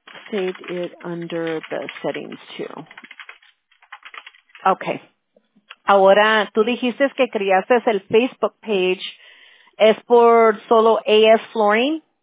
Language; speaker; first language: Spanish; early bilingual, heritage; Spanish